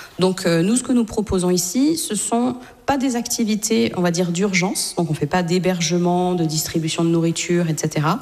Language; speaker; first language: French; native; French